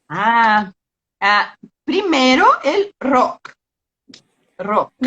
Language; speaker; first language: Spanish; non-native, learner; Portuguese